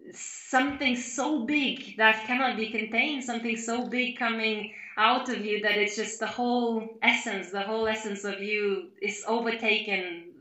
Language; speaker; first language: English; non-native, fluent; Lithuanian